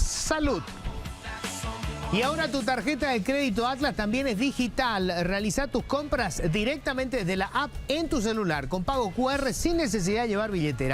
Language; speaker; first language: Spanish; native; Spanish